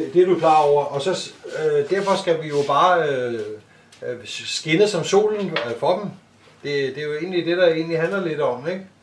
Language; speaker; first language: Danish; native; Danish